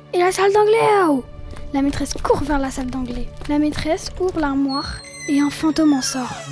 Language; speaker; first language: French; native; French